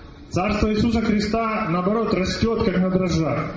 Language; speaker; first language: Russian; native; Russian